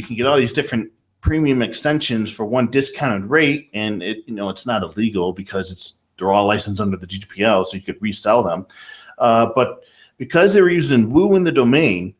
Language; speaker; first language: English; native; English